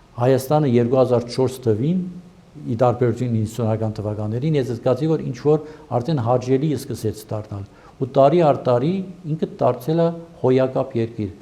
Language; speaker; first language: Armenian; early bilingual, heritage; Armenian